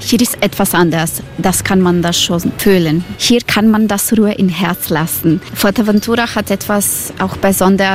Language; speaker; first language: German; non-native, learner; Croatian